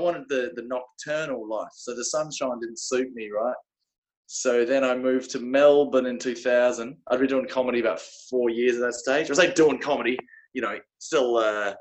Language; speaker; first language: English; native; English